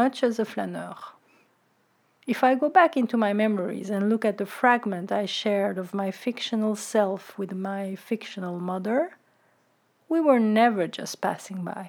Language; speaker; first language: English; non-native, fluent; Turkish